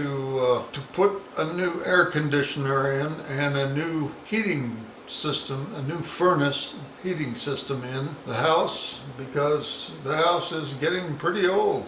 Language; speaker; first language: English; native; English